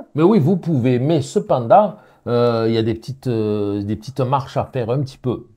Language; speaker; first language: French; native; French